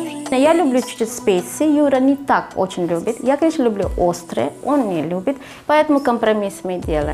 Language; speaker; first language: Russian; non-native, fluent; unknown